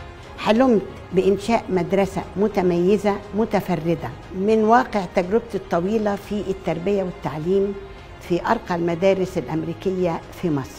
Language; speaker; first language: Arabic; native; Arabic